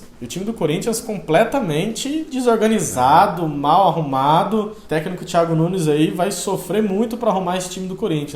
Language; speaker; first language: Portuguese; native; Portuguese